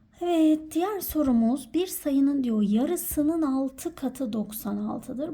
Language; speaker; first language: Turkish; native; Turkish